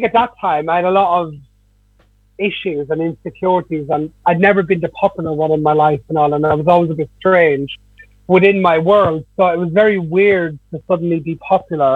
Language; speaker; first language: English; native; English